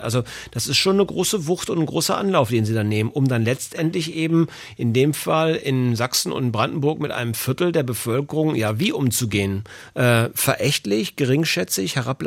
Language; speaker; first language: German; native; German